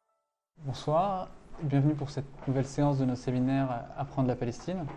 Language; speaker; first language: French; native; French